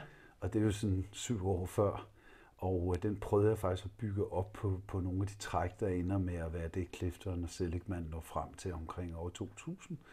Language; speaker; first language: Danish; native; Danish